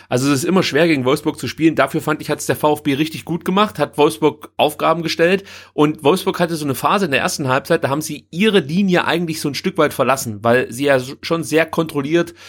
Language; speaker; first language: German; native; German